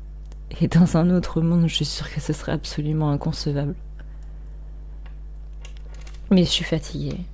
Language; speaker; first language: French; native; French